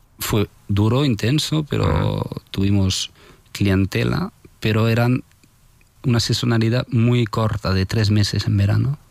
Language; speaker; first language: Spanish; non-native, fluent; French